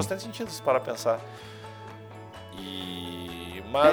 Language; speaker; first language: Portuguese; native; Portuguese